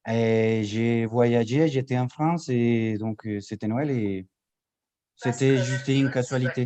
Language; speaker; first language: French; non-native, fluent; Spanish